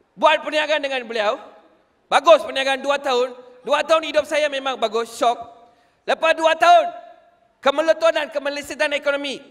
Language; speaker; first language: Malay; non-native, local second language; Tamil